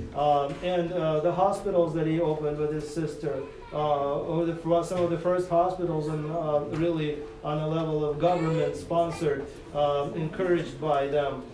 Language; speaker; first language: English; non-native, fluent; Russian